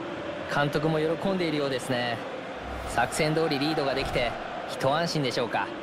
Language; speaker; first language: Japanese; native; Japanese